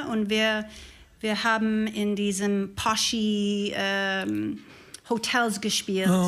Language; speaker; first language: German; non-native, learner; English